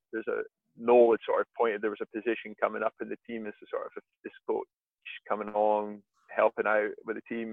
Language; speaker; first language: English; native; English